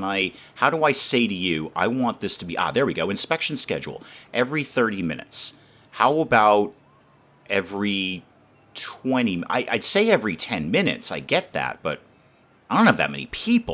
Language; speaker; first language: English; native; English